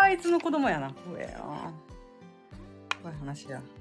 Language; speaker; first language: Japanese; native; Japanese